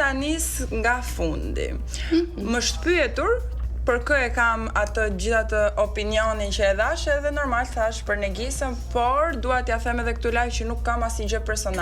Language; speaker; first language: Albanian; native; Albanian